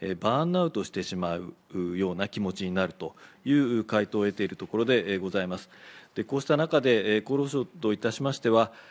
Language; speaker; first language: Japanese; native; Japanese